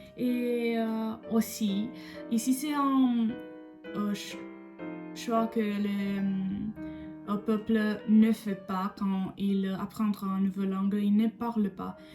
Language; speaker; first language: French; non-native, learner; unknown